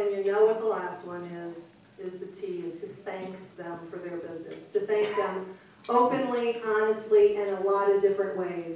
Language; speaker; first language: English; native; English